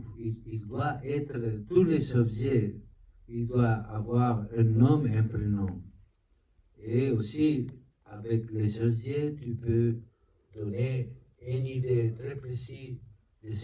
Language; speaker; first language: French; non-native, learner; Spanish